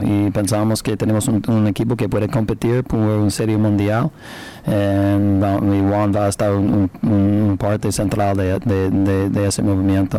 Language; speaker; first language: Spanish; non-native, learner; English